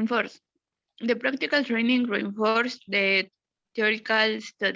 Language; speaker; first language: English; non-native, learner; Spanish